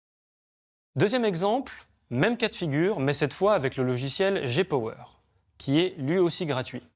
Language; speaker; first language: French; native; French